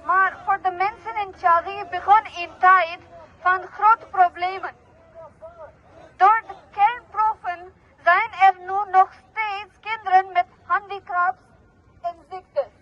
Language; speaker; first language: Dutch; non-native, fluent; Baluchi